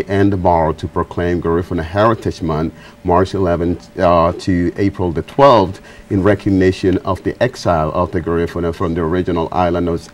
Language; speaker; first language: English; non-native, fluent; Spanish